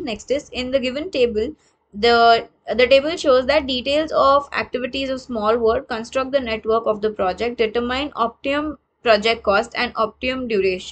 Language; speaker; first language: English; non-native, local second language; Hindi